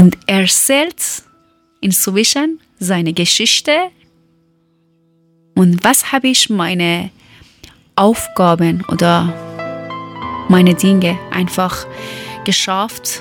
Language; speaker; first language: German; non-native, learner; Persian